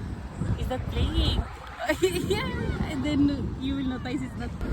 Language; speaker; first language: English; non-native, local second language; Filipino